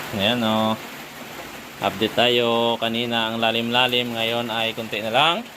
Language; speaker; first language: Filipino; non-native, local second language; Hiligaynon